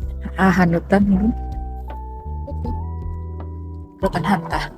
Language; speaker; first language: Finnish; non-native, learner; Vietnamese